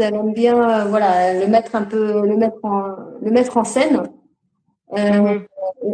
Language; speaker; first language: French; native; French